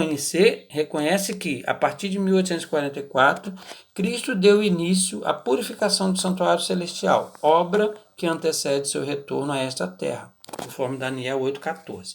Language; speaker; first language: Portuguese; native; Portuguese